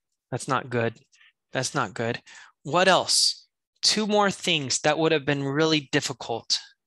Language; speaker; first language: English; native; English